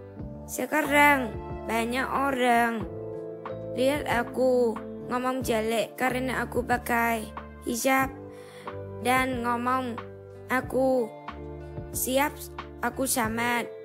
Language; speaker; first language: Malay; non-native, learner; Vietnamese